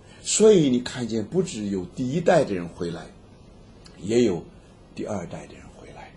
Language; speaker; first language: Chinese; native; Chinese